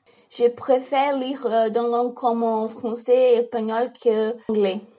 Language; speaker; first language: French; non-native, learner; Portuguese